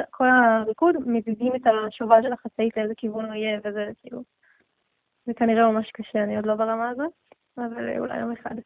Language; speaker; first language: Hebrew; native; Hebrew